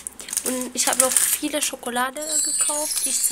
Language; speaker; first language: German; non-native, learner; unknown